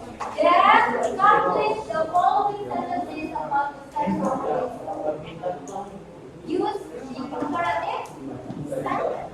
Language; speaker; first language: English; non-native, learner; Indonesian